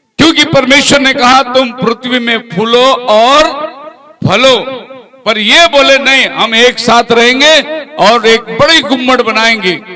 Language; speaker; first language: Hindi; non-native, local second language; Tamil